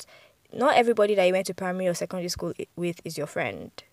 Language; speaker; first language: English; non-native, local second language; Yoruba